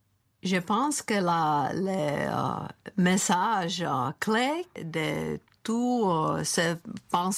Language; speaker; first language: French; non-native, fluent; Czech